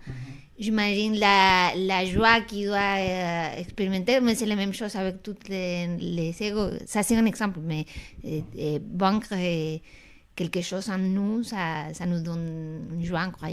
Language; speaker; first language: French; non-native, fluent; Spanish